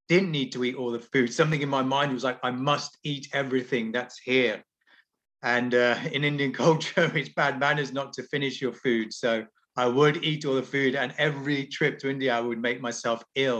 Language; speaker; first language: English; native; English